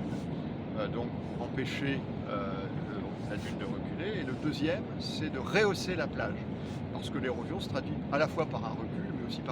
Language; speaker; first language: French; native; French